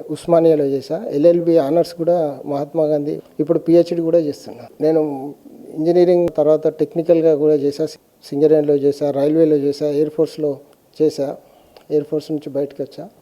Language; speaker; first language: Telugu; native; Telugu